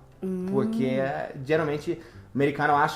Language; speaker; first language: Portuguese; non-native, fluent; English